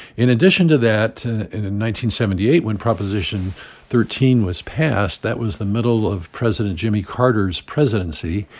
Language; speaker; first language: English; native; English